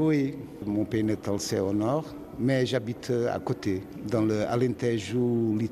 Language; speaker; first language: French; non-native, fluent; Portuguese